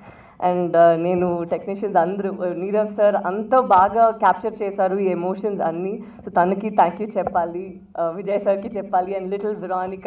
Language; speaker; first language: Telugu; non-native, local second language; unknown